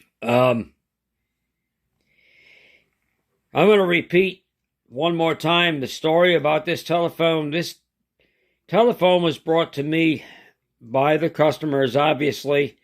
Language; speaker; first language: English; native; English